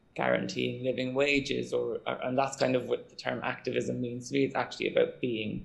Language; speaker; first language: English; native; English